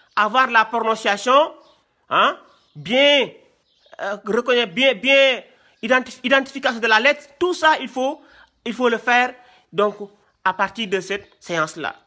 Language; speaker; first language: French; non-native, local second language; Wolof